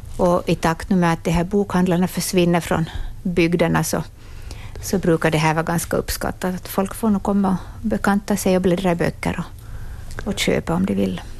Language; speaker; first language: Swedish; native; Swedish